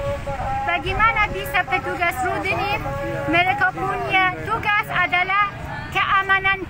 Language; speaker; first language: Indonesian; non-native, fluent; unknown